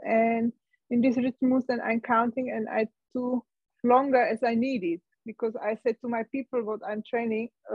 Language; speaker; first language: English; non-native, learner; Czech